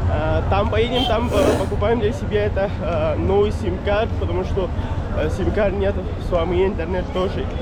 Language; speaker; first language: Russian; non-native, learner; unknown